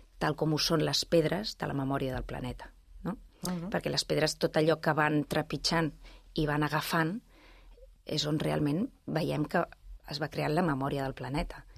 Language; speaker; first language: Catalan; non-native, local second language; Spanish